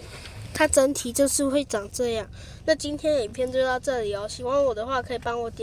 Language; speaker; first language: Chinese; native; Chinese